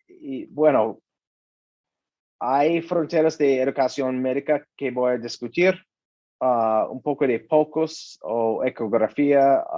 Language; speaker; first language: Spanish; non-native, learner; English